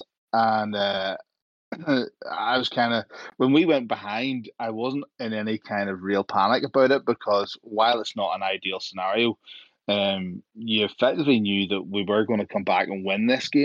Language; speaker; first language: English; native; English